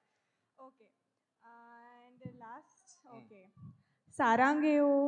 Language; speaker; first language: Telugu; non-native, learner; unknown